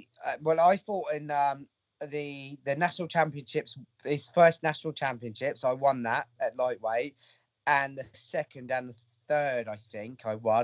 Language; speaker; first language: English; native; English